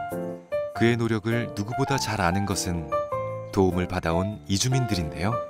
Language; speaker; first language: Korean; native; Korean